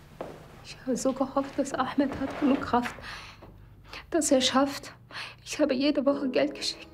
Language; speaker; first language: German; non-native, learner; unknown